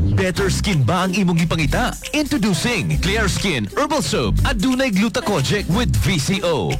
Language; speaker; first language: Filipino; non-native, local second language; Cebuano